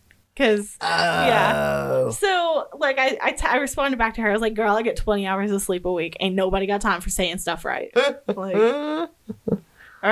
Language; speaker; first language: English; native; English